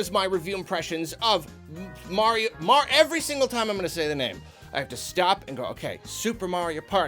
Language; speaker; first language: English; native; English